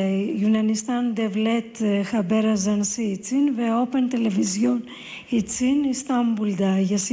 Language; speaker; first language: Turkish; non-native, fluent; Greek